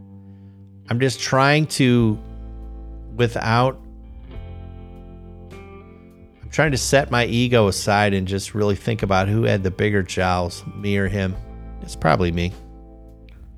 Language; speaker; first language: English; native; English